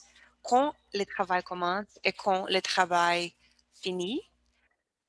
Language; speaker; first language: French; non-native, learner; Portuguese